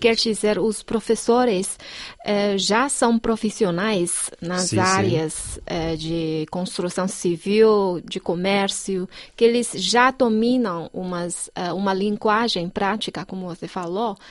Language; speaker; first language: Portuguese; non-native, fluent; Chinese